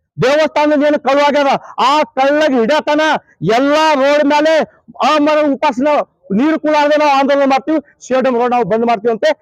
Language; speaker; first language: Kannada; non-native, local second language; Lambadi